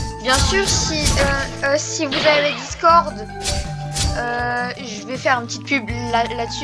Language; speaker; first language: French; native; French